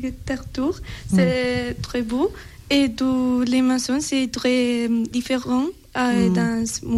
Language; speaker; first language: French; non-native, learner; Spanish